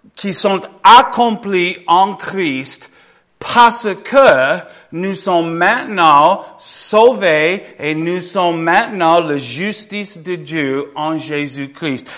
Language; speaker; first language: French; non-native, fluent; English